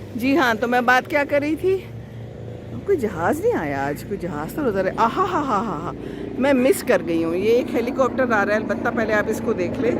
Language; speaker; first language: Urdu; non-native, local second language; Punjabi